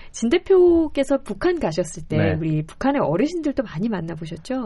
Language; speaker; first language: Korean; native; Korean